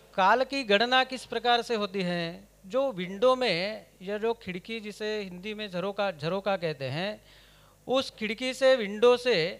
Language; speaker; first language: Hindi; non-native, local second language; Kannada